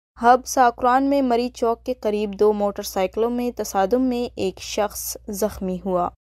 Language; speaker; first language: Urdu; non-native, local second language; Baluchi